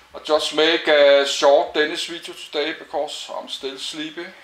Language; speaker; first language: English; non-native, learner; Danish